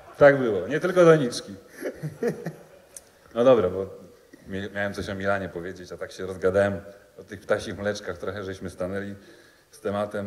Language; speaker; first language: Polish; native; Polish